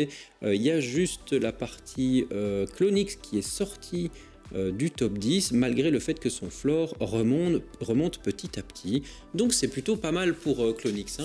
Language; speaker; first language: French; native; French